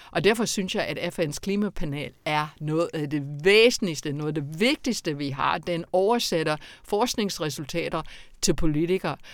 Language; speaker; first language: Danish; non-native, fluent; English